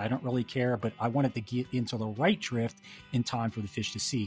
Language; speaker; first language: English; native; English